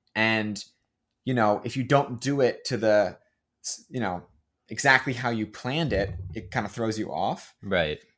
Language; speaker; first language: English; native; English